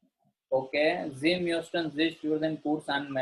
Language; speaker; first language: German; non-native, fluent; Gujarati